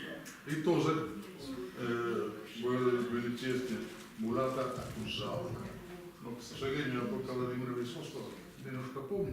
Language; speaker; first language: Russian; non-native, fluent; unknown